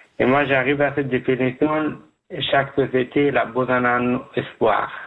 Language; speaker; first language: French; non-native, learner; Persian